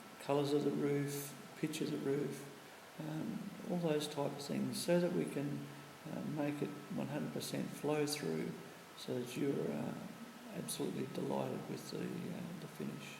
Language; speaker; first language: English; native; English